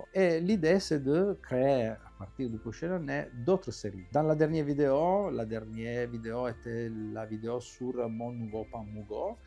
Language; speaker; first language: French; non-native, fluent; Italian